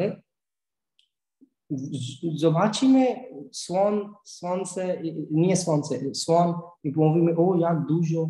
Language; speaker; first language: Polish; non-native, learner; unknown